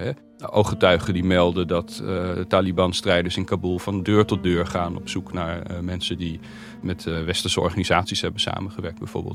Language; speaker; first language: Dutch; native; Dutch